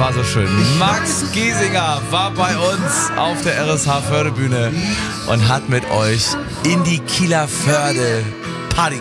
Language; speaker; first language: German; native; German